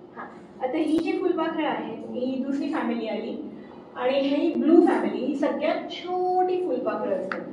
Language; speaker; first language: Marathi; native; Marathi